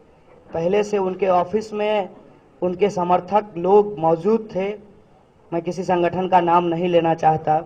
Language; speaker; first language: Hindi; native; Hindi